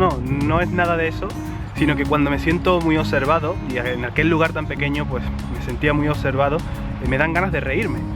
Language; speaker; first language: Spanish; native; Spanish